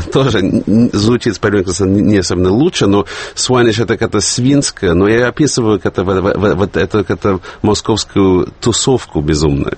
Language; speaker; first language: Russian; early bilingual, heritage; Russian